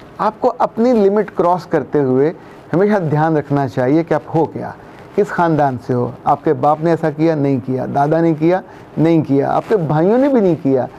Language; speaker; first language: Urdu; non-native, local second language; Punjabi